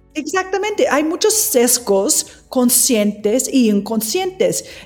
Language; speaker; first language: Spanish; non-native, fluent; English